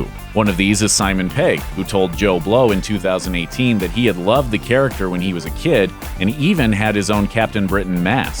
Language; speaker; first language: English; native; English